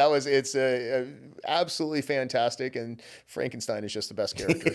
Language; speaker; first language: English; native; English